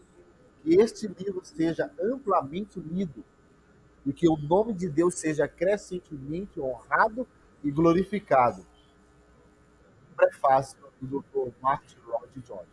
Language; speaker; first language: Portuguese; native; Portuguese